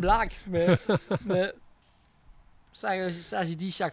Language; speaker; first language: French; non-native, local second language; Dutch